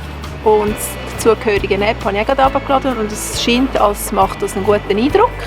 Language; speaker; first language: German; native; German